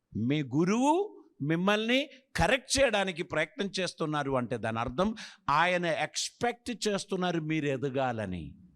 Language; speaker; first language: Telugu; non-native, fluent; Malayalam